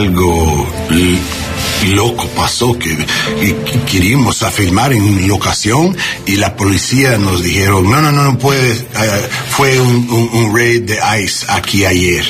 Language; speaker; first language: Spanish; non-native, learner; English